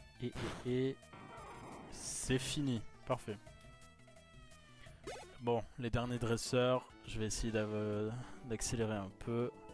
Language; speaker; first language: French; native; French